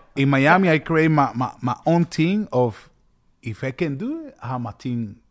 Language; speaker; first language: English; early bilingual, other home language; Spanish